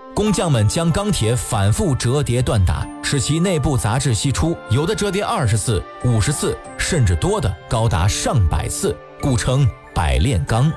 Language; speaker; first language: Chinese; native; Chinese